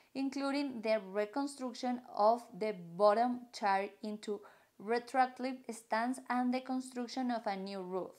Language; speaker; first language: English; non-native, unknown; Spanish